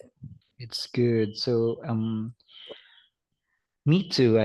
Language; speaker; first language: English; non-native, fluent; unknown